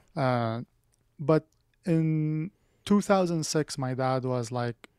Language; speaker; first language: English; non-native, fluent; Arabic